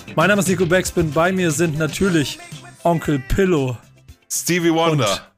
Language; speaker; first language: German; native; German